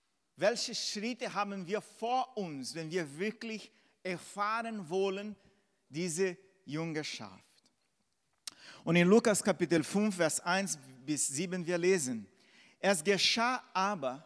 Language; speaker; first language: German; non-native, fluent; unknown